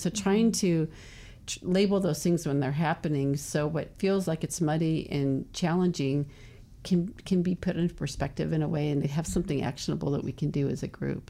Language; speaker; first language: English; native; English